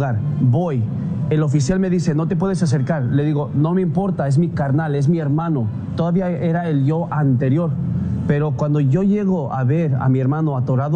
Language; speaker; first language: Spanish; early bilingual, heritage; Spanish